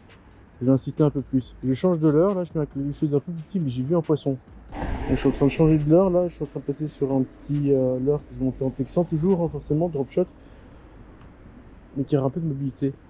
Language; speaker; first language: French; native; French